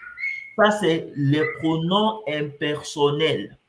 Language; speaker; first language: French; non-native, fluent; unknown